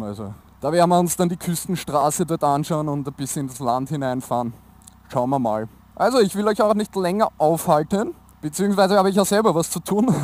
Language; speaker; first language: German; native; German